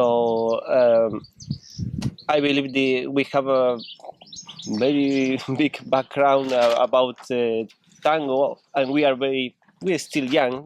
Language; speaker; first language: English; non-native, learner; Spanish